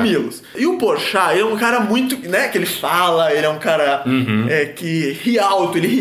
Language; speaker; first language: Portuguese; native; Portuguese